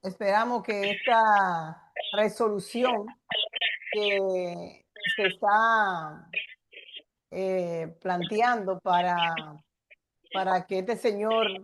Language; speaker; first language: Spanish; native; Spanish